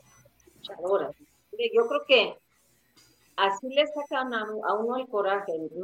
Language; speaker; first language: Spanish; native; Spanish